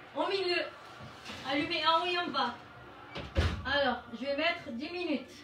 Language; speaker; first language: French; non-native, local second language; Arabic